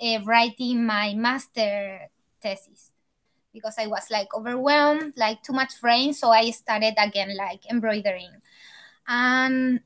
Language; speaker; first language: English; non-native, fluent; Spanish